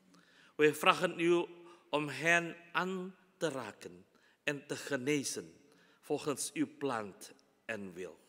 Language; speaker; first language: Dutch; non-native, fluent; Indonesian